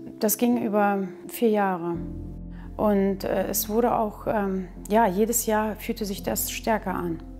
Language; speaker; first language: German; early bilingual, other home language; Russian